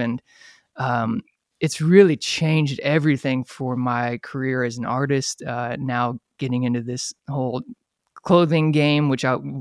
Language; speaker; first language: English; native; English